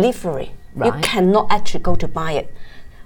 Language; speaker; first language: English; non-native, local second language; Cantonese